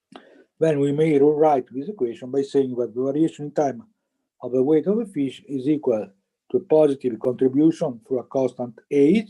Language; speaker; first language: English; non-native, fluent; Italian